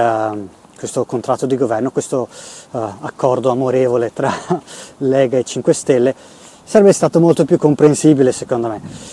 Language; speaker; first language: Italian; native; Italian